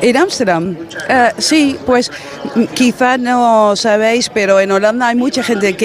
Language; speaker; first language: Spanish; non-native, fluent; Dutch